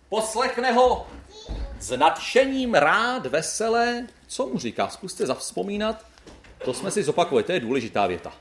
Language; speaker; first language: Czech; native; Czech